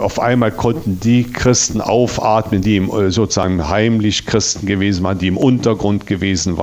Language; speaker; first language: German; native; German